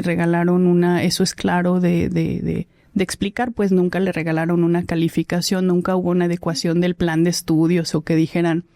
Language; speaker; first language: Spanish; native; Spanish